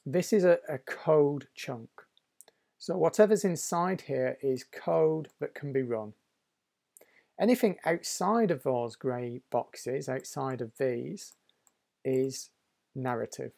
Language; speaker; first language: English; native; English